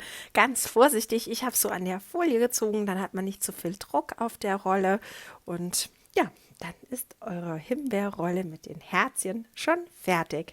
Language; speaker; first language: German; native; German